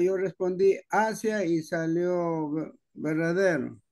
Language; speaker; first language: Spanish; native; Spanish